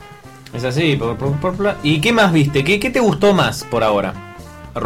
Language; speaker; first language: Spanish; native; Spanish